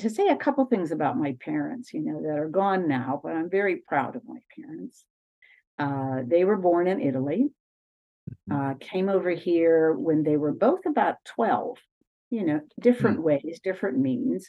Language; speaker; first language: English; native; English